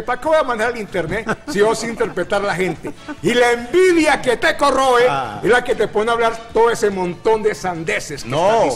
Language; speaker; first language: Spanish; native; Spanish